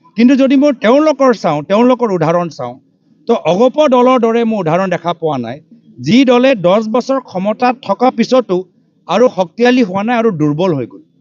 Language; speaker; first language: Assamese; native; Assamese